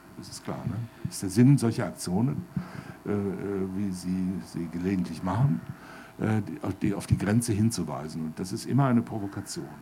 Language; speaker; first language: German; native; German